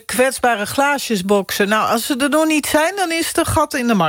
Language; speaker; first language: Dutch; native; Dutch